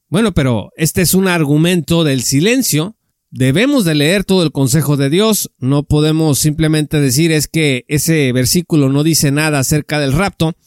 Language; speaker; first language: Spanish; native; Spanish